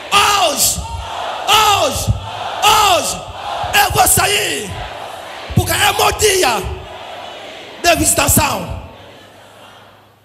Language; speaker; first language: Portuguese; non-native, learner; Lingala